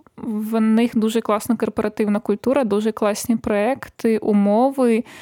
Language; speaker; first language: Ukrainian; native; Ukrainian